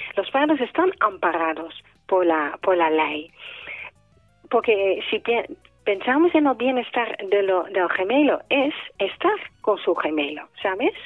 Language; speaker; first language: Spanish; non-native, fluent; Dutch